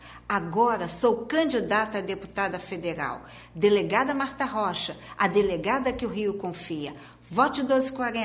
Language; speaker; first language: Portuguese; native; Portuguese